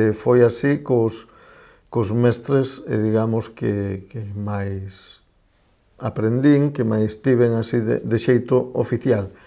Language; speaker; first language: Galician; non-native, local second language; Spanish